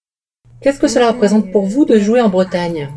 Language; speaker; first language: French; native; French